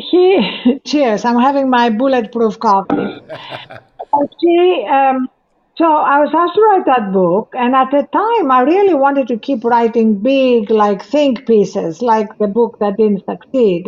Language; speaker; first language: English; non-native, fluent; Greek